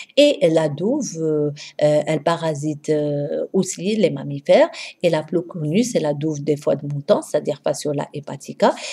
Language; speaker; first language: French; non-native, local second language; Arabic